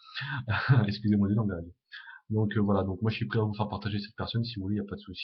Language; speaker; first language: French; native; French